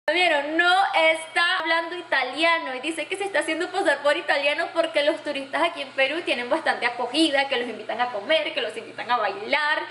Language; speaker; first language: Spanish; native; Spanish